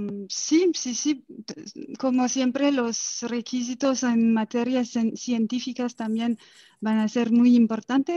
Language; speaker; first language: Spanish; non-native, fluent; French